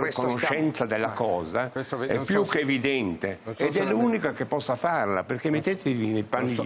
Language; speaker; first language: Italian; native; Italian